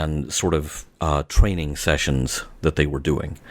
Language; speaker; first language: English; native; English